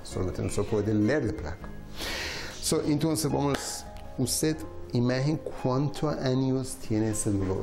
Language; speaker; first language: Spanish; non-native, learner; Persian